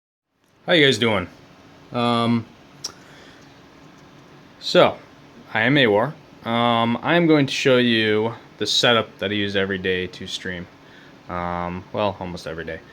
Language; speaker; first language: English; native; English